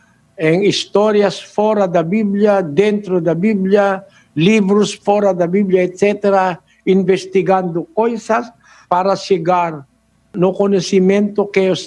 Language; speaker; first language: Portuguese; non-native, learner; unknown